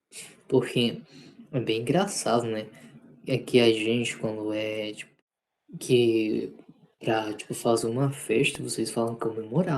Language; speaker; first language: Portuguese; non-native, fluent; Spanish